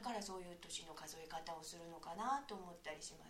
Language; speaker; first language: Japanese; native; Japanese